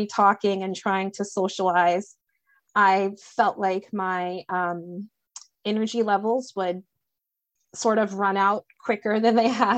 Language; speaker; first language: English; native; English